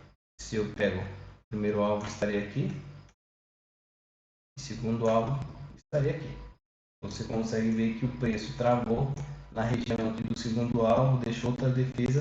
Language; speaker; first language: Portuguese; native; Portuguese